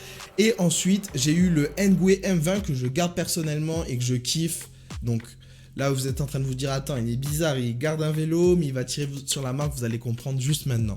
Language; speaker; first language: French; native; French